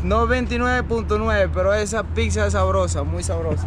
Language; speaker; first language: Spanish; native; Spanish